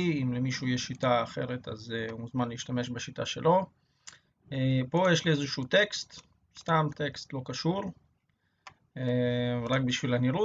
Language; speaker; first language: Hebrew; native; Hebrew